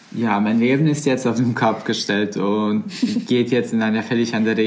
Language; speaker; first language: German; non-native, fluent; Croatian